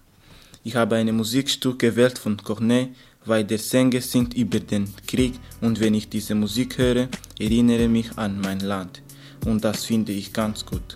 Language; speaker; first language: German; non-native, learner; Kinyarwanda